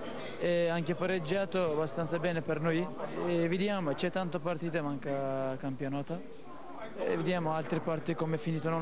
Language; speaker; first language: Italian; non-native, fluent; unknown